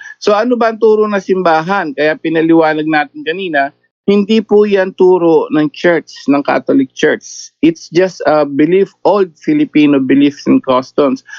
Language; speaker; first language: Filipino; native; Filipino